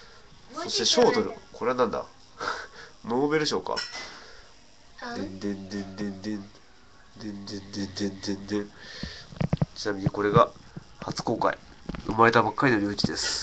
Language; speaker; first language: Japanese; native; Japanese